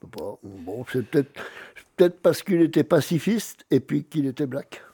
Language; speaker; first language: French; native; French